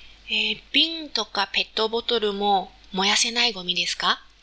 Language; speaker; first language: Japanese; non-native, fluent; Chinese